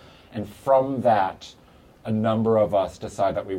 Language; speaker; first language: English; native; English